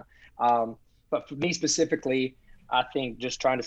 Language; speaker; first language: English; native; English